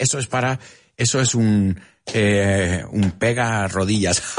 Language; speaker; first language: Spanish; early bilingual, heritage; Spanish